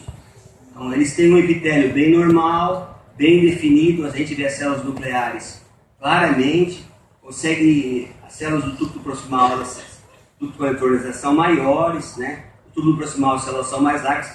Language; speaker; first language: Portuguese; native; Portuguese